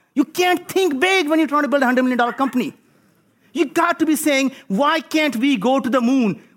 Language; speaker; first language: English; non-native, local second language; Hindi